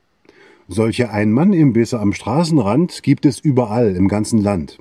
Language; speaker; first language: German; native; German